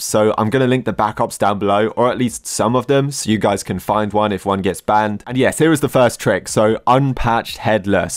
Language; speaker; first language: English; native; English